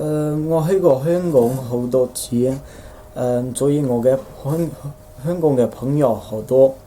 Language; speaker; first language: Chinese; non-native, fluent; Dutch